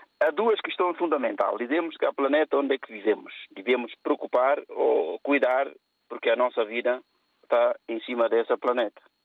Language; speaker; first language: Portuguese; non-native, local second language; Upper Guinea Crioulo